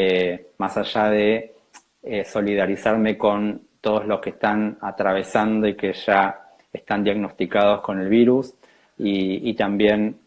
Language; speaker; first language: Spanish; native; Spanish